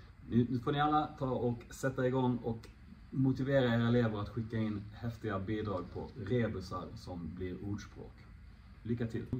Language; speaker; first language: Swedish; native; Swedish